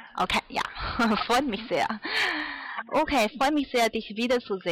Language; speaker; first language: German; non-native, fluent; Chinese